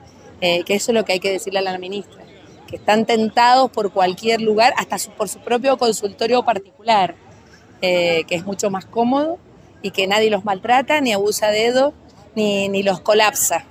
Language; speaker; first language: Spanish; native; Spanish